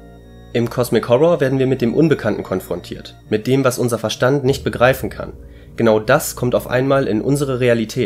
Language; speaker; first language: German; native; German